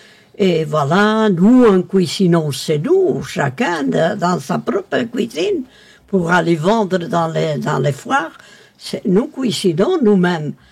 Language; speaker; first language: French; non-native, local second language; Spanish